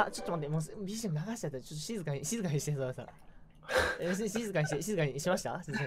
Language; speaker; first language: Japanese; native; Japanese